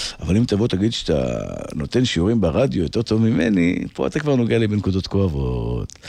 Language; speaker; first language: Hebrew; native; Hebrew